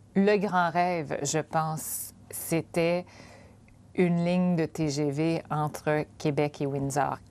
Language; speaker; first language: French; native; French